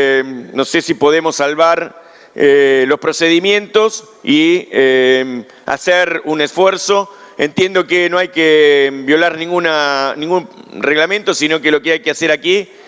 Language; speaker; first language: Spanish; native; Spanish